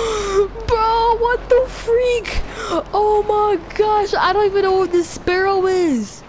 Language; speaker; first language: English; native; English